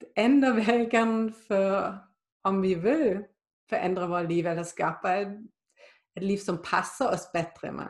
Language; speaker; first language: Swedish; non-native, fluent; German